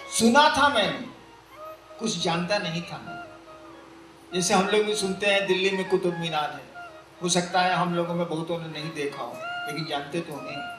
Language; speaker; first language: Hindi; native; Hindi